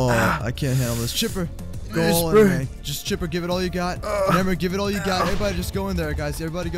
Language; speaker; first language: English; native; English